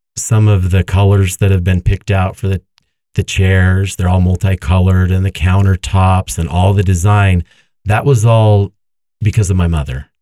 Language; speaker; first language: English; native; English